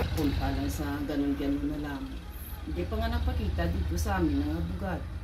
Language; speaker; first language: Filipino; non-native, local second language; Hiligaynon